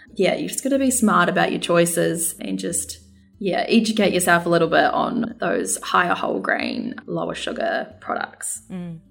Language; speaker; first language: English; native; English